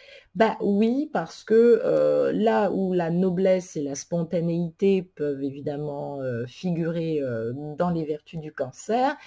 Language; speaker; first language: French; native; French